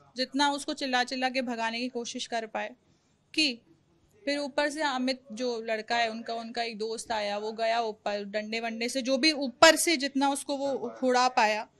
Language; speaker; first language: Hindi; native; Hindi